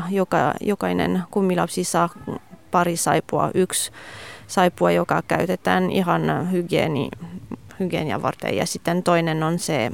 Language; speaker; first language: Finnish; non-native, fluent; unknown